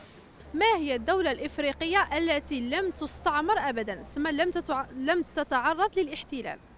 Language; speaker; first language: Arabic; native; Arabic